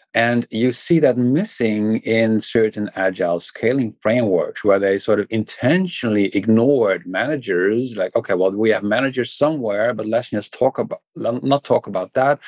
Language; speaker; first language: English; non-native, fluent; Dutch